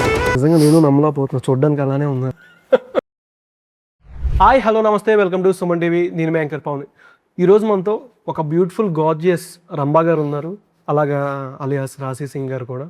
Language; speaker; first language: Telugu; native; Telugu